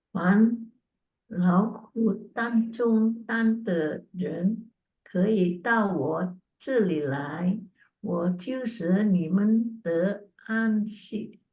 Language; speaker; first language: Chinese; non-native, learner; Indonesian